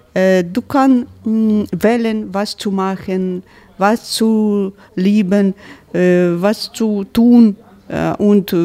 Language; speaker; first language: German; non-native, learner; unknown